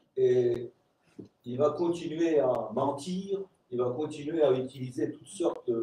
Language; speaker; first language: French; non-native, fluent; Romanian